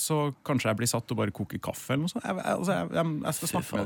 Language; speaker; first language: Norwegian; native; Norwegian